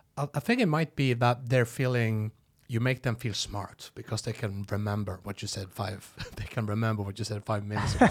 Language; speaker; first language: English; non-native, fluent; Norwegian